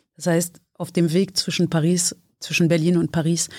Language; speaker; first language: German; non-native, fluent; French